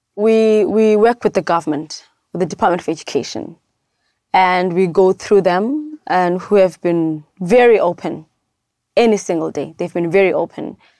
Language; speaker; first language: English; non-native, local second language; Xhosa